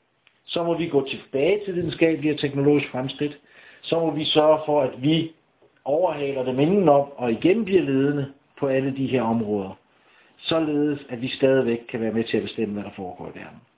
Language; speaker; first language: Danish; native; Danish